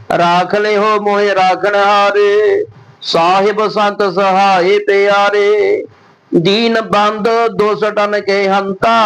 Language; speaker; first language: Hindi; non-native, local second language; Punjabi